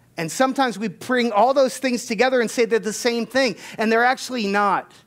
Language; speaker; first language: English; native; English